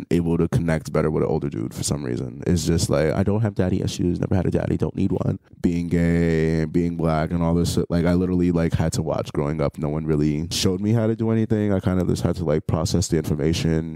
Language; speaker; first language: English; native; English